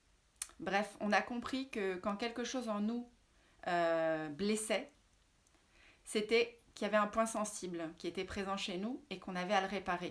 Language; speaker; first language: French; native; French